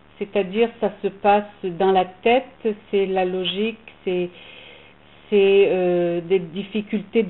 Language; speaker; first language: French; native; French